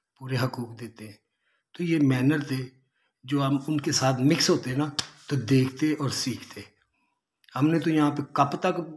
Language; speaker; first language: Urdu; native; Urdu